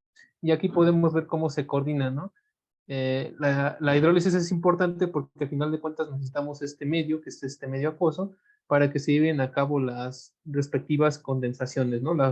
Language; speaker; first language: Spanish; native; Spanish